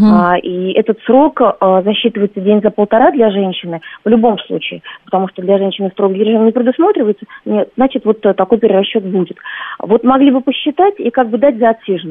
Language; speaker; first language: Russian; native; Russian